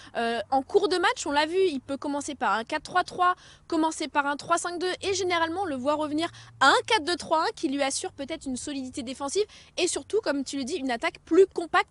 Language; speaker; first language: French; native; French